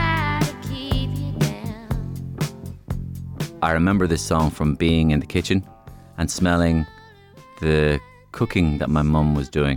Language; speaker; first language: English; native; English